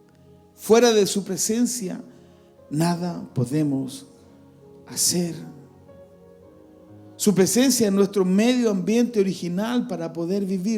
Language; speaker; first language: Spanish; native; Spanish